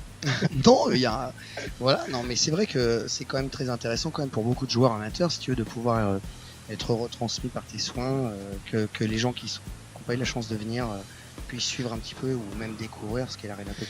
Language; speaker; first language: French; native; French